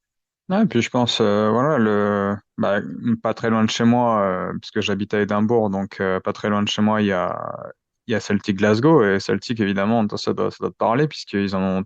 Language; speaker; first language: French; native; French